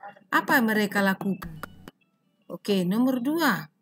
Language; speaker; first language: Indonesian; native; Indonesian